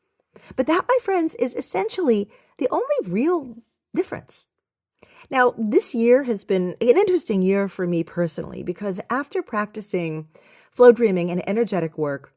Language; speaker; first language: English; native; English